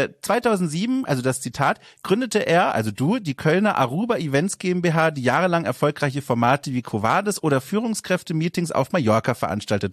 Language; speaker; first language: German; native; German